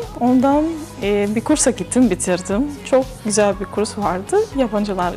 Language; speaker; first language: Turkish; non-native, learner; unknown